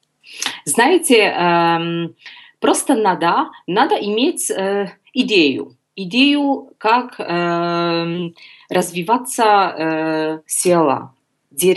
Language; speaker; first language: Russian; non-native, learner; Polish